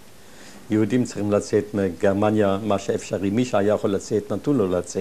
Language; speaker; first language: Hebrew; non-native, fluent; German